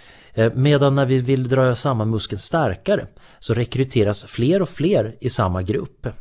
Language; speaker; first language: Swedish; native; Swedish